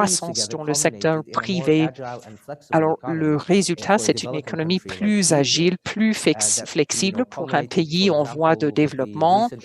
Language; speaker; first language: French; non-native, fluent; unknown